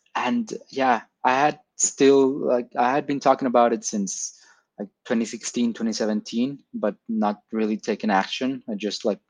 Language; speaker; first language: English; non-native, fluent; Spanish